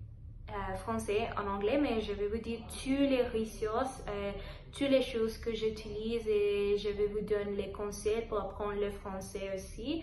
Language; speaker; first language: French; non-native, learner; Telugu